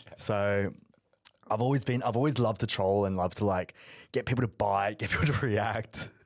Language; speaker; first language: English; early bilingual, other home language; Malay